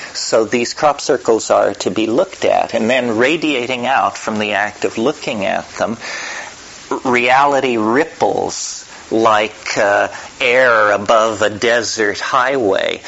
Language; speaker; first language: English; native; English